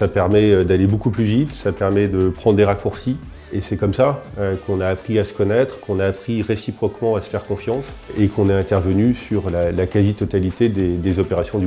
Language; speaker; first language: French; native; French